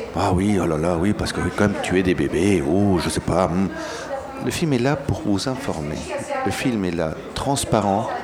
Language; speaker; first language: French; early bilingual, other home language; Spanish